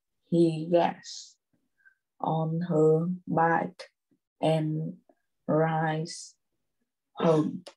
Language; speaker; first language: English; non-native, learner; Vietnamese